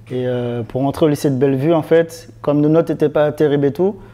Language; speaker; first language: French; native; French